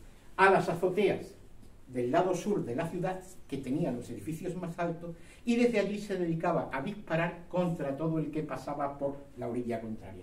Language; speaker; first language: Spanish; native; Spanish